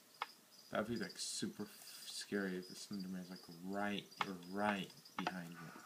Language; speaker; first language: English; native; English